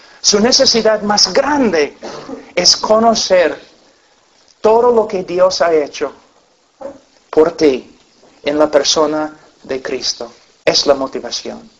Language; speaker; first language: Spanish; non-native, fluent; English